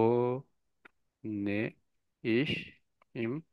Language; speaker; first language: German; non-native, fluent; Bangla